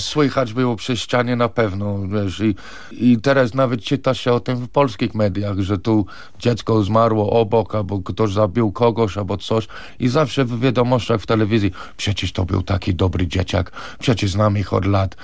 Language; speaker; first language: Polish; non-native, fluent; English